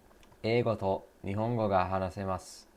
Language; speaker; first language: Japanese; non-native, learner; English